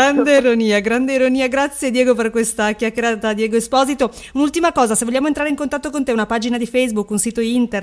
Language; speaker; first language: Italian; native; Italian